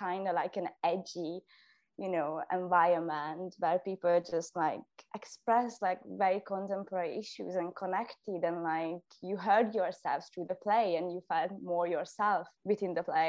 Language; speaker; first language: English; non-native, fluent; Hungarian